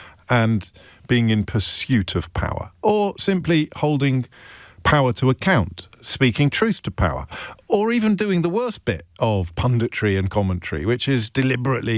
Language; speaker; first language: English; native; English